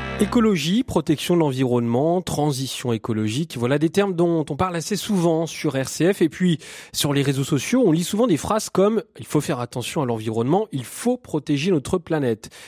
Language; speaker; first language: French; native; French